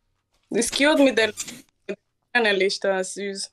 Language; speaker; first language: German; non-native, learner; Spanish